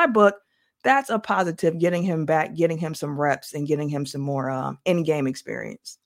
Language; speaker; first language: English; native; English